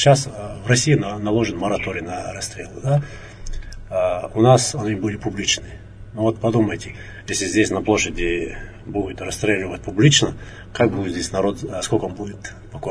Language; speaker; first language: Russian; non-native, local second language; Chechen